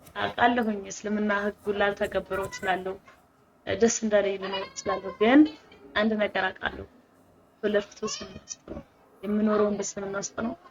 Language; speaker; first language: Amharic; native; Amharic